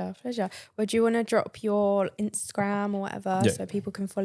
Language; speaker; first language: English; native; English